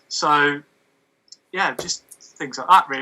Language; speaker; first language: English; native; English